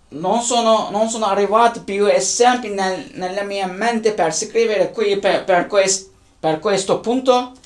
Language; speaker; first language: Italian; non-native, learner; Turkish